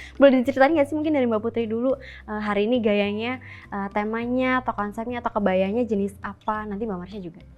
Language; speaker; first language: Indonesian; native; Indonesian